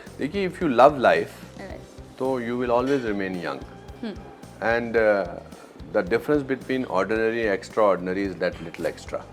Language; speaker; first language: Hindi; native; Hindi